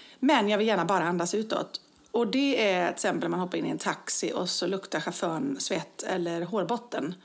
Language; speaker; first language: Swedish; native; Swedish